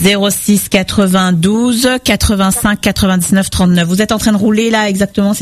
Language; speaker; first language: French; native; French